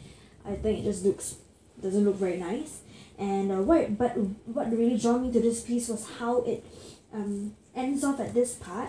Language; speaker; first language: English; native; English